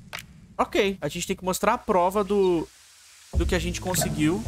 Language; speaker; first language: Portuguese; native; Portuguese